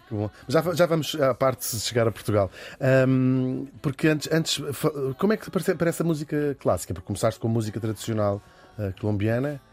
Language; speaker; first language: Portuguese; native; Portuguese